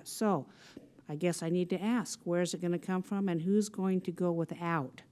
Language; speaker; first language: English; native; English